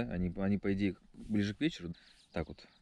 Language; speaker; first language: Russian; native; Russian